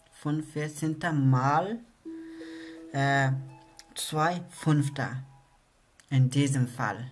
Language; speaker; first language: German; non-native, learner; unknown